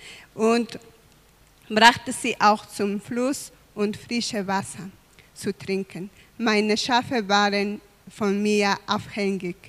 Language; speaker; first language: German; non-native, fluent; Spanish